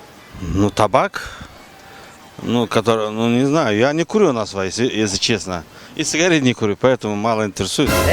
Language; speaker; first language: Russian; non-native, learner; Kyrgyz